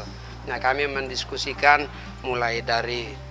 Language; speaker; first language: Indonesian; native; Indonesian